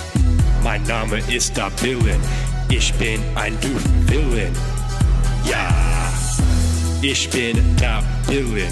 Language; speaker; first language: German; non-native, learner; English